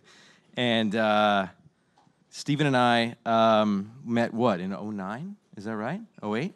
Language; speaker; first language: English; native; English